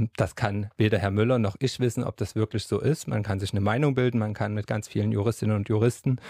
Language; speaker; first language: German; native; German